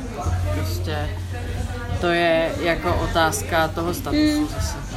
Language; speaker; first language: Czech; early bilingual, heritage; Czech